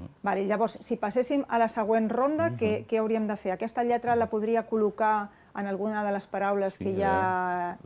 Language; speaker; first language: Catalan; native; Catalan